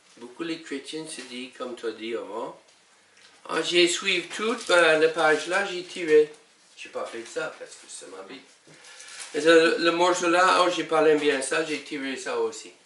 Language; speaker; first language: French; non-native, learner; English